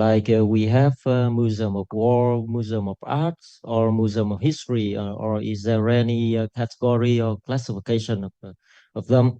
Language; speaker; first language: English; non-native, local second language; Vietnamese